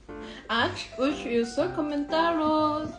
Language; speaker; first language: Lithuanian; non-native, learner; Japanese